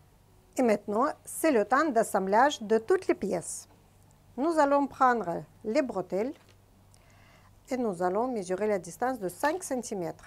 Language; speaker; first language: French; non-native, fluent; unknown